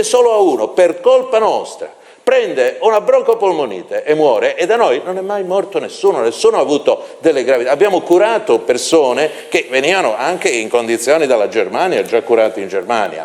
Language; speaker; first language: Italian; native; Italian